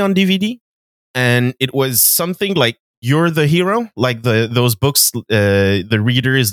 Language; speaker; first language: English; non-native, fluent; French